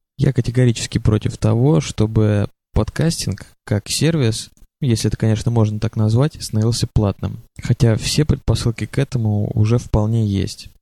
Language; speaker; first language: Russian; native; Russian